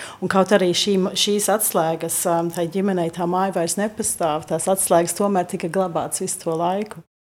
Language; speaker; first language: Latvian; early bilingual, heritage; Latvian